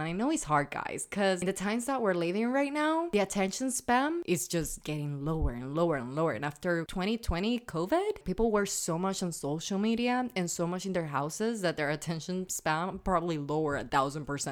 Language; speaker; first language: English; non-native, fluent; Spanish